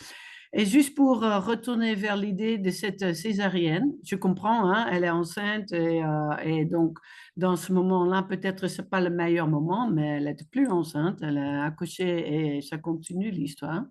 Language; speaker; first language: French; non-native, fluent; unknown